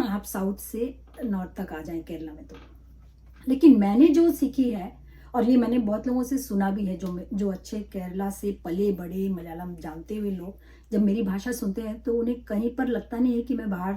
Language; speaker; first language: Hindi; non-native, local second language; Malayalam